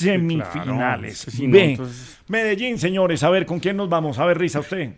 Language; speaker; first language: Spanish; native; Spanish